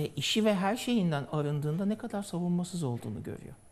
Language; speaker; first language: Turkish; native; Turkish